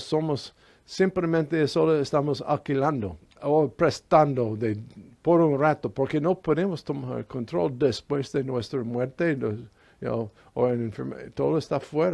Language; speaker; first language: Spanish; non-native, fluent; English